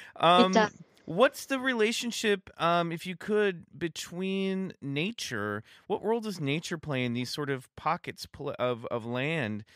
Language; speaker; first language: English; native; English